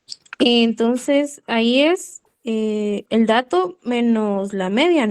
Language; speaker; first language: Spanish; native; Spanish